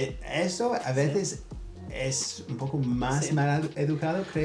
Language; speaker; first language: Spanish; non-native, learner; English